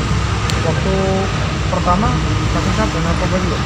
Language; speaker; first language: Indonesian; native; Indonesian